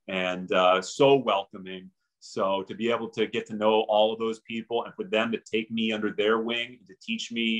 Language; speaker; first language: English; native; English